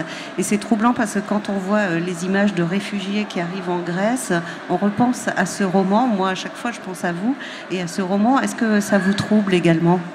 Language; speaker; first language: French; native; French